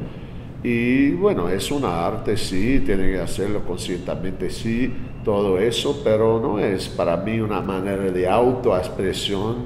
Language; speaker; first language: Spanish; non-native, fluent; English